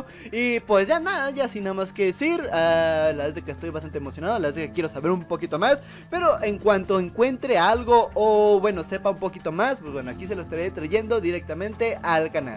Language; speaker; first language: Spanish; native; Spanish